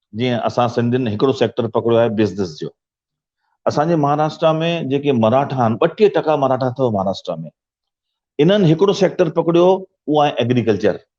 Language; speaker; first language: Sindhi; early bilingual, heritage; Sindhi